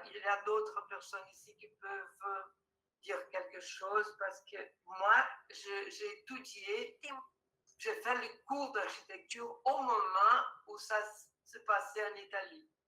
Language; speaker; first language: French; non-native, fluent; Portuguese